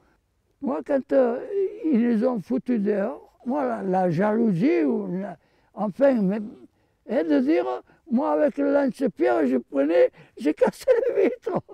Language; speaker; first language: French; early bilingual, other home language; Armenian